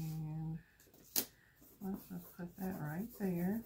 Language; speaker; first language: English; native; English